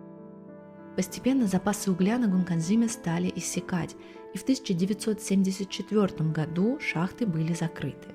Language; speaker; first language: Russian; native; Russian